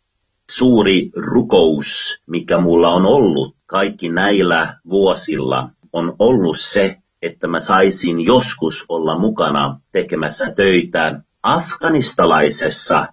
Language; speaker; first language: Finnish; non-native, fluent; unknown